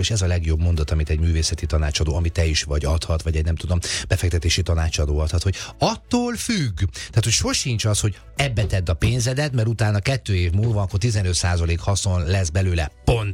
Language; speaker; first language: Hungarian; native; Hungarian